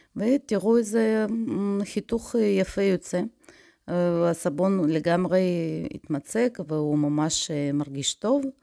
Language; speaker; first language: Hebrew; non-native, fluent; Russian